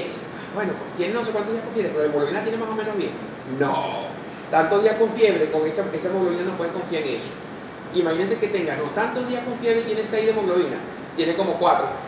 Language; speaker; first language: Spanish; native; Spanish